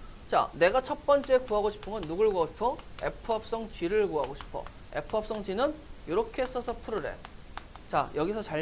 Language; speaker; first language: Korean; native; Korean